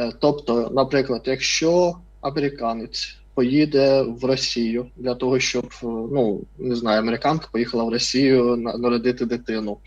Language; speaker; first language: Ukrainian; non-native, fluent; Russian